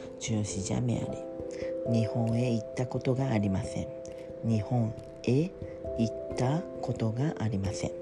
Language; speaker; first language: Japanese; non-native, learner; French